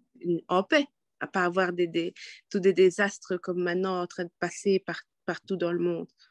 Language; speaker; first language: French; non-native, fluent; Quechua